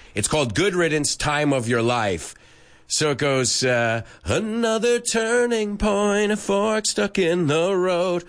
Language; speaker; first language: English; early bilingual, other home language; Spanish